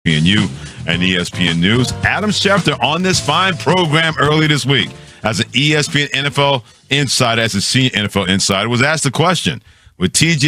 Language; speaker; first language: English; native; English